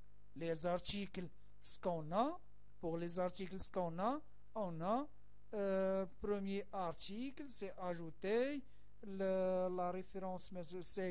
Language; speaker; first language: French; non-native, local second language; Arabic